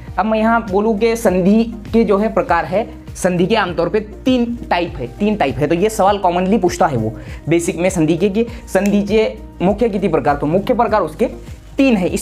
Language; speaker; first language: Hindi; non-native, local second language; Urdu